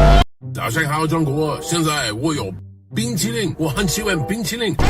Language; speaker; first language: Chinese; non-native, learner; English